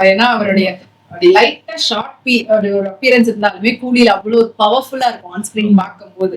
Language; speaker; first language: Tamil; native; Tamil